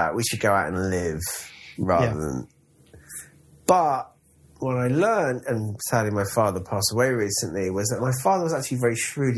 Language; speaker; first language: English; native; English